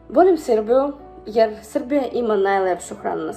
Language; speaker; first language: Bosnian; non-native, learner; Russian